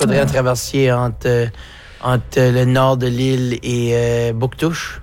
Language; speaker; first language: French; native; French